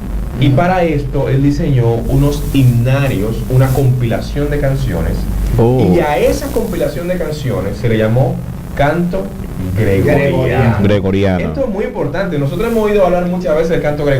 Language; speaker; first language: Spanish; native; Spanish